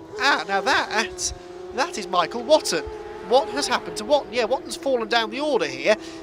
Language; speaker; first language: English; native; English